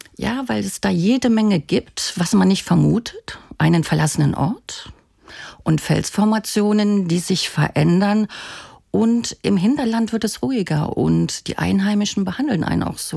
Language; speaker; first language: German; native; German